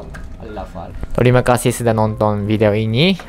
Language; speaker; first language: Indonesian; non-native, fluent; Japanese